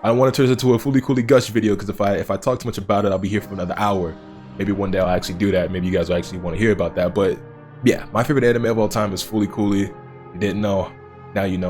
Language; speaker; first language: English; native; English